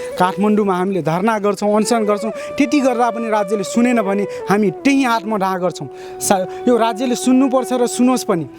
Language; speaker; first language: Nepali; non-native, local second language; Dangaura Tharu